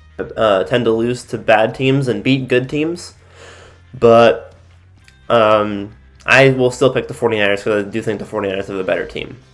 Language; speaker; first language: English; native; English